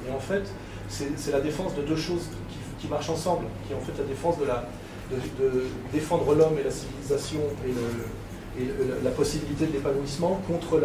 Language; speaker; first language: French; native; French